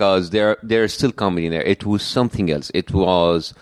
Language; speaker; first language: English; non-native, fluent; Arabic